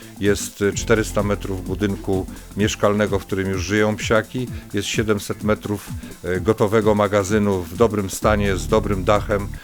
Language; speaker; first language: Polish; native; Polish